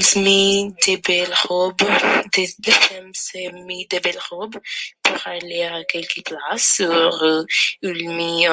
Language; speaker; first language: French; non-native, learner; English